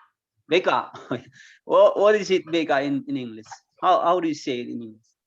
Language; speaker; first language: English; non-native, fluent; Indonesian